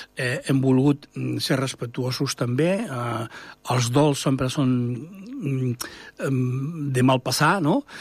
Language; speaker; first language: Catalan; native; Catalan